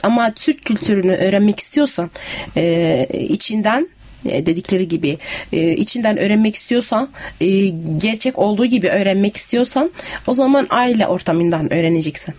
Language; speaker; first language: Turkish; native; Turkish